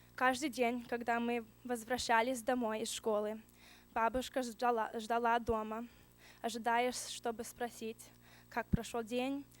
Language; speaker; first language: Russian; early bilingual, heritage; Russian